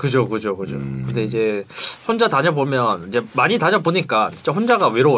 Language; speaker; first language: Korean; native; Korean